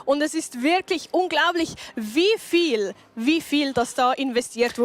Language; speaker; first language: German; native; German